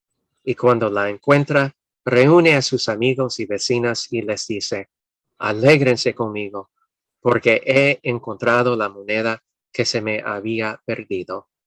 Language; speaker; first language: Spanish; non-native, fluent; English